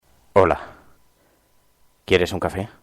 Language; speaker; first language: Spanish; native; Spanish